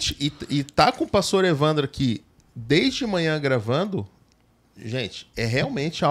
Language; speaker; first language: Portuguese; native; Portuguese